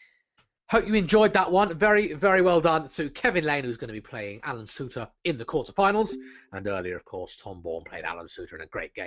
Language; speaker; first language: English; native; English